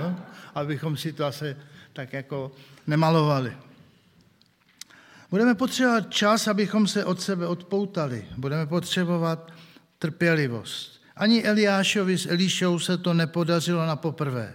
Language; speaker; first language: Czech; native; Czech